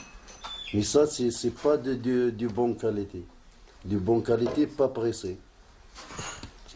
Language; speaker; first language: French; non-native, learner; Arabic